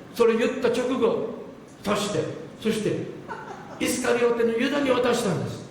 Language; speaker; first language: Japanese; non-native, fluent; English